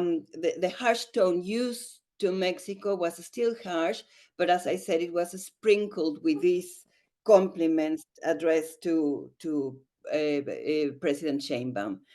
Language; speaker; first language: English; non-native, fluent; Spanish